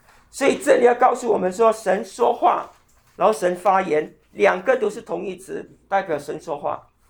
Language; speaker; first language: Chinese; native; Chinese